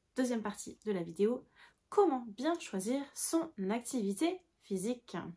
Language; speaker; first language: French; native; French